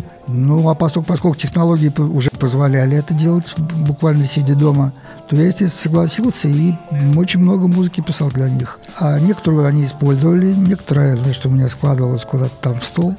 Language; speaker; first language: Russian; native; Russian